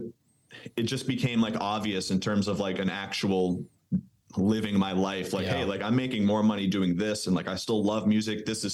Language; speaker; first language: English; native; English